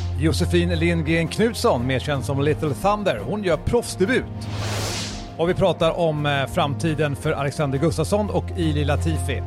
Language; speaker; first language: Swedish; native; Swedish